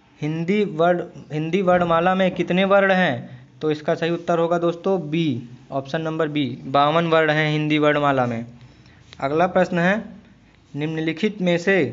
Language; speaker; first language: Hindi; native; Hindi